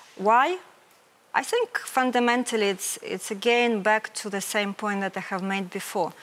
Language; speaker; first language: English; non-native, fluent; Ukrainian